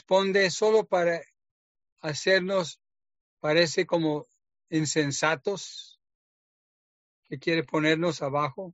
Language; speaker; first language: Spanish; non-native, fluent; English